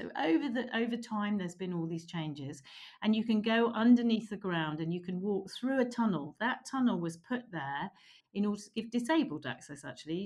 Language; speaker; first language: English; native; English